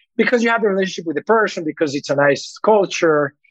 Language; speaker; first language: English; early bilingual, other home language; Spanish